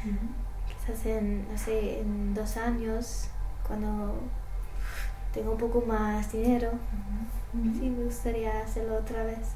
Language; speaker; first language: Spanish; non-native, learner; English